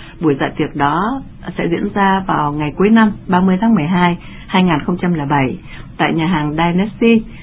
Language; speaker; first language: Vietnamese; native; Vietnamese